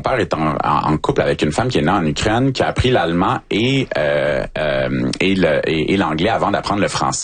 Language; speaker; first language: French; native; French